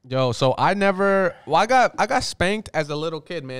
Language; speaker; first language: English; early bilingual, other home language; Spanish